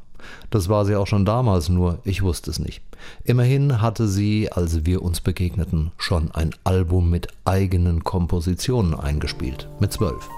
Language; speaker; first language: German; native; German